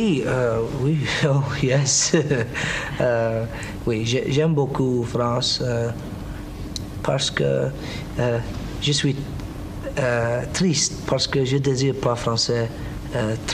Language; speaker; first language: French; non-native, learner; English